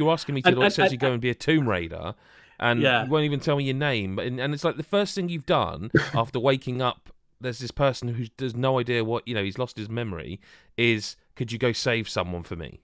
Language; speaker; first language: English; native; English